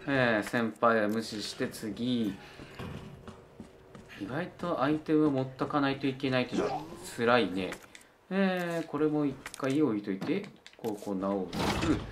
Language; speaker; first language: Japanese; native; Japanese